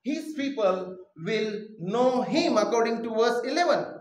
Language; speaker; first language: English; non-native, local second language; Marathi